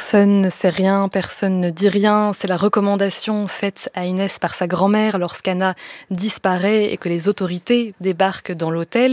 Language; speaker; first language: French; native; French